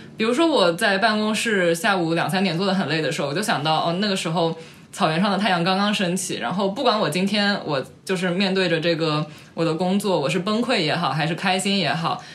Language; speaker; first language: Chinese; native; Chinese